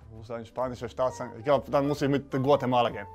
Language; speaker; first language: German; non-native, fluent; Finnish